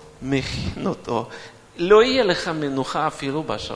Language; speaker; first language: Hebrew; non-native, fluent; Russian